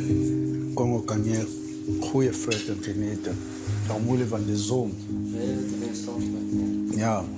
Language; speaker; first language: Dutch; non-native, fluent; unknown